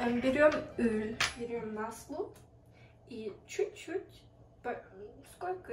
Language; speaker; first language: Russian; early bilingual, heritage; Russian